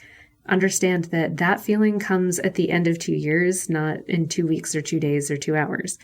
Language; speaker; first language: English; native; English